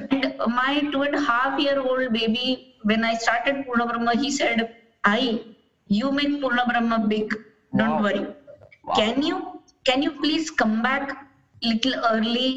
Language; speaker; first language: English; non-native, local second language; Marathi